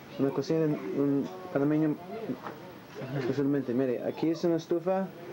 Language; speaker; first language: Spanish; non-native, learner; English